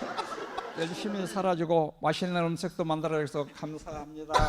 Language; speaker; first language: Korean; native; Korean